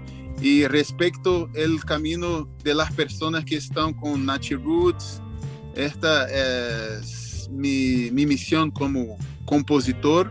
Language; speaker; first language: Spanish; non-native, learner; Portuguese